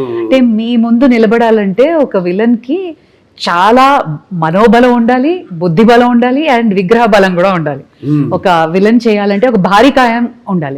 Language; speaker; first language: Telugu; native; Telugu